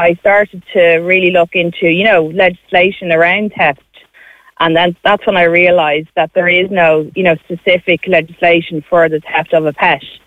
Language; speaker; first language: English; native; English